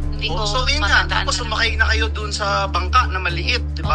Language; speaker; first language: Filipino; native; Filipino